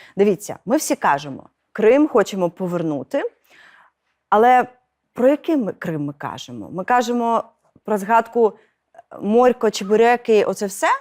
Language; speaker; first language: Ukrainian; non-native, local second language; Russian